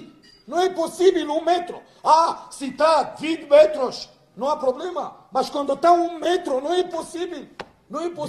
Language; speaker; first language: Portuguese; non-native, learner; Romanian